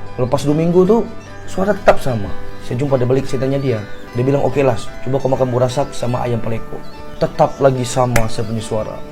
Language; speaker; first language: Malay; native; Malay